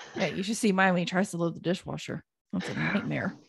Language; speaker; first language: English; native; English